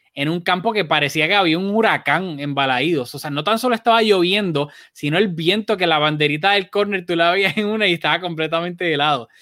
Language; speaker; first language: Spanish; native; Spanish